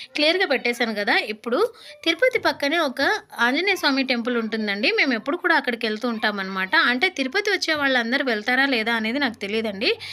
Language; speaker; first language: Telugu; non-native, local second language; Lambadi